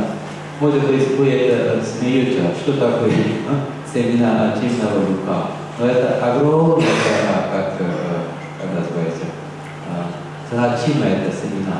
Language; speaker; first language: Russian; non-native, learner; Korean